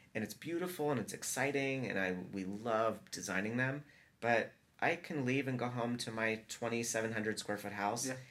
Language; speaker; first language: English; native; English